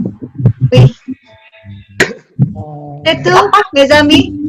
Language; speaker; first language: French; non-native, learner; Indonesian